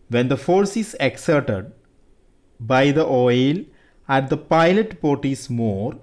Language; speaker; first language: English; non-native, local second language; Malayalam